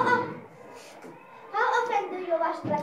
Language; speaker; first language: English; non-native, learner; Arabic